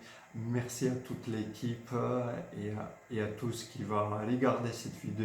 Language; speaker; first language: French; non-native, fluent; Georgian